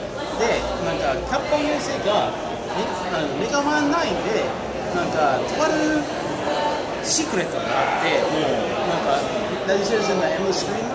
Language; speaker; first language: Japanese; non-native, fluent; English